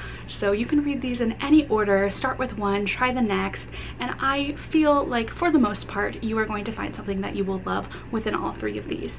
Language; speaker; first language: English; native; English